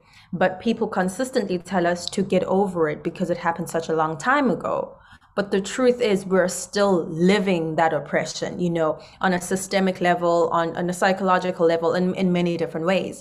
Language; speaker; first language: English; non-native, local second language; Zulu